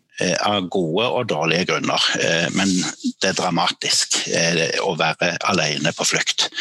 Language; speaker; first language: Norwegian; native; Norwegian